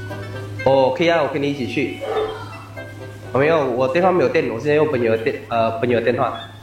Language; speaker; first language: Chinese; non-native, local second language; Malay